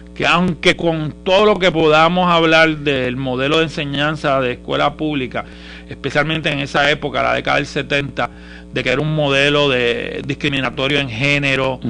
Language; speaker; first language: Spanish; native; Spanish